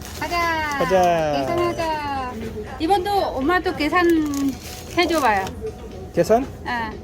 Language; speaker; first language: Korean; non-native, learner; Vietnamese